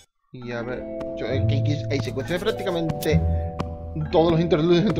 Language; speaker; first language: Spanish; native; Spanish